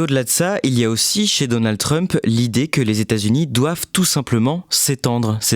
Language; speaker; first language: French; native; French